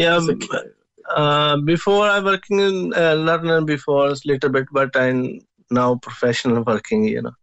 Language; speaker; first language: English; non-native, local second language; Punjabi